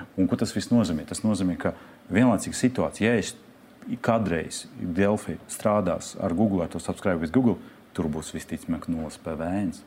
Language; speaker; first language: Latvian; non-native, local second language; Russian